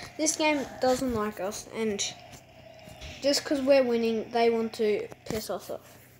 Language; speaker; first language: English; native; English